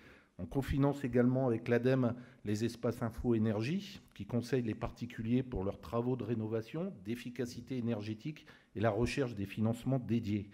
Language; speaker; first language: French; native; French